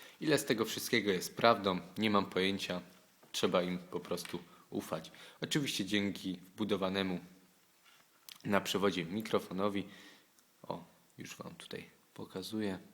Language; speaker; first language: Polish; native; Polish